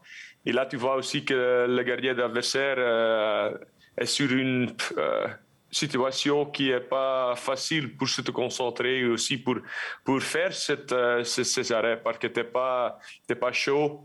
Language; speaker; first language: French; non-native, local second language; Dutch